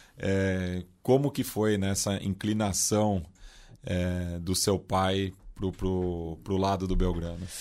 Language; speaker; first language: Portuguese; native; Portuguese